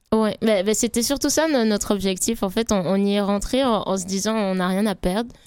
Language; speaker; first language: French; native; French